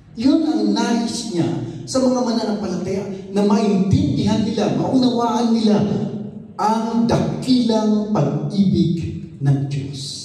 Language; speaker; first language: Filipino; non-native, local second language; Iloko